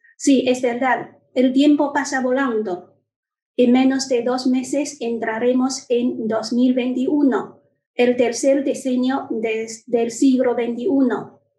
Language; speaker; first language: Spanish; non-native, fluent; Chinese